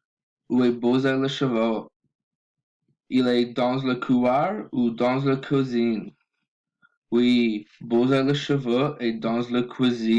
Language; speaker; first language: French; non-native, learner; English